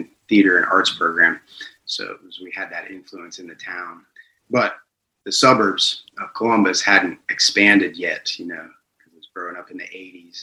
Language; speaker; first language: English; native; English